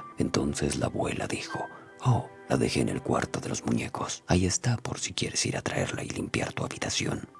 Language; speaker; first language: Spanish; native; Spanish